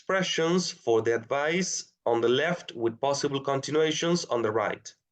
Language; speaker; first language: English; non-native, fluent; Spanish